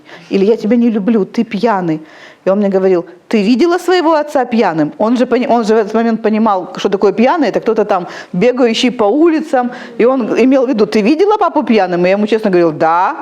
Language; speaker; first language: Russian; native; Russian